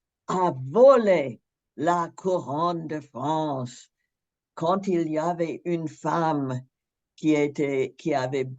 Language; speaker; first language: French; non-native, fluent; English